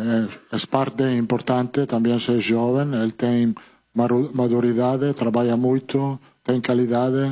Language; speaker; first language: Portuguese; non-native, fluent; Italian